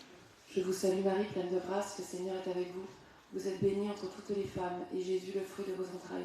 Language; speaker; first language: French; native; French